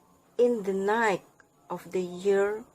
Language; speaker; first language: English; non-native, learner; Indonesian